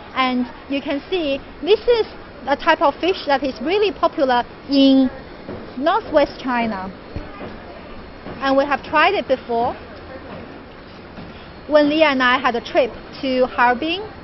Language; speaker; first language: English; non-native, fluent; Chinese